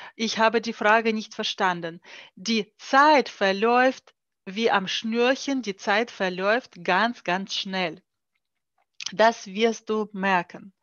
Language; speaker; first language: German; non-native, fluent; Russian